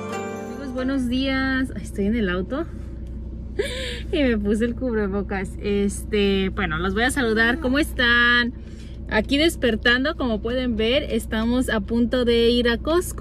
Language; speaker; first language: Spanish; native; Spanish